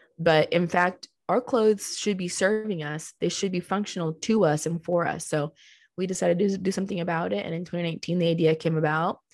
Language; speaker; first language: English; early bilingual, other home language; Spanish